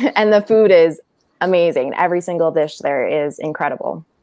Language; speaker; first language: English; native; English